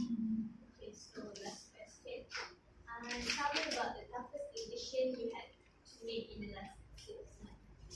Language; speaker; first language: English; non-native, local second language; Malay